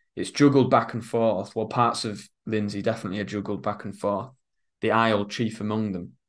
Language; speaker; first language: English; native; English